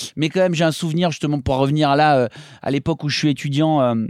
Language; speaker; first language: French; native; French